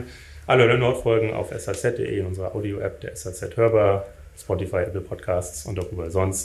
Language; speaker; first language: German; native; German